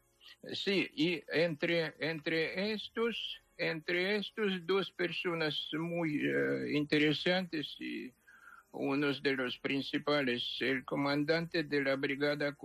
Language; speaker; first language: Spanish; non-native, fluent; Ukrainian